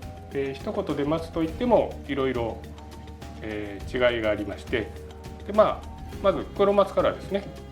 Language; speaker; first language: Japanese; native; Japanese